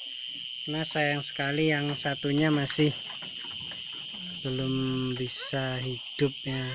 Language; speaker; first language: Indonesian; native; Indonesian